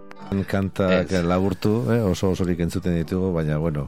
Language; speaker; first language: Basque; native; Basque